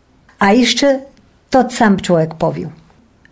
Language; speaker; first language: Polish; non-native, local second language; Rusyn